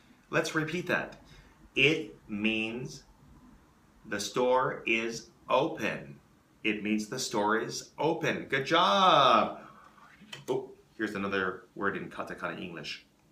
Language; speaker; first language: English; native; English